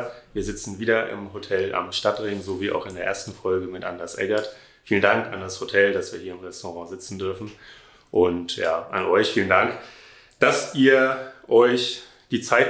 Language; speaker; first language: German; native; German